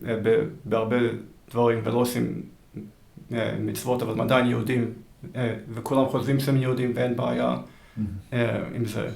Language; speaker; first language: Hebrew; early bilingual, heritage; Hebrew